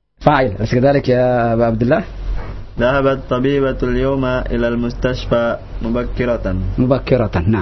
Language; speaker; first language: Arabic; non-native, learner; Indonesian